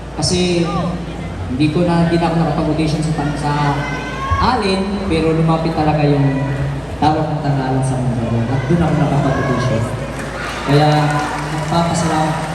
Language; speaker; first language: Filipino; non-native, local second language; Waray